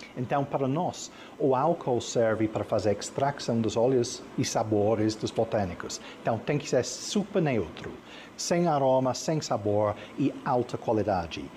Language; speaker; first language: Portuguese; non-native, fluent; English